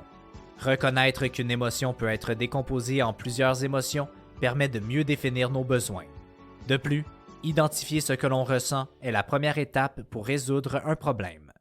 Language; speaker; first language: French; native; French